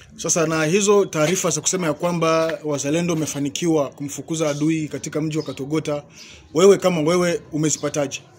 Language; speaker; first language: Swahili; native; Swahili